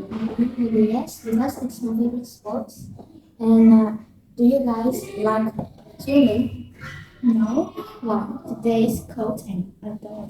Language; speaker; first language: English; non-native, learner; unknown